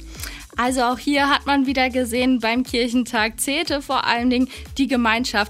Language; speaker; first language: German; native; German